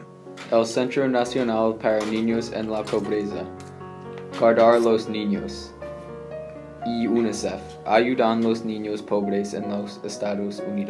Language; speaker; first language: Spanish; non-native, learner; English